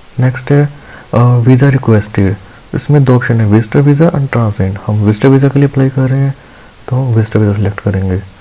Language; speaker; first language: Hindi; non-native, local second language; Punjabi